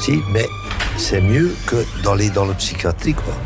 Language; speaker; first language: French; non-native, local second language; Dutch